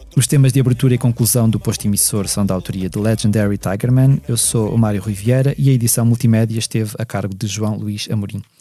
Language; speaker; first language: Portuguese; native; Portuguese